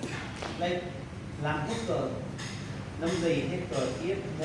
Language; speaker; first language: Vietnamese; non-native, learner; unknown